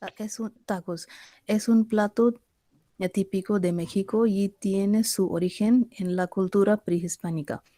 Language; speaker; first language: Spanish; non-native, learner; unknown